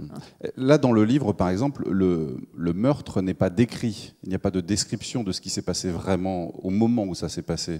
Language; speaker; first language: French; native; French